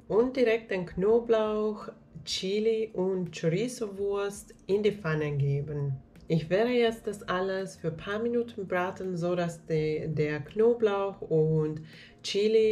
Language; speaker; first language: German; non-native, fluent; Finnish